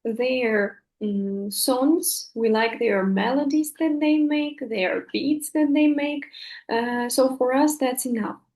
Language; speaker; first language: English; non-native, fluent; Russian